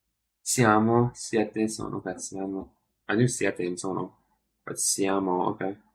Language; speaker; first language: Italian; non-native, learner; English